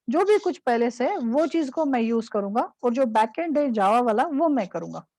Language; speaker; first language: Hindi; non-native, local second language; Marathi